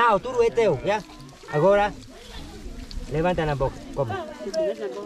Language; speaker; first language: Portuguese; non-native, learner; Vietnamese